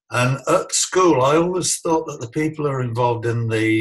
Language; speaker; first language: English; native; English